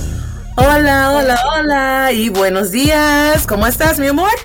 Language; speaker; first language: Spanish; non-native, fluent; English